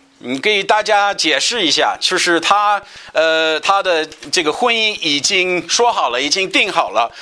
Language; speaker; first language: Chinese; non-native, fluent; English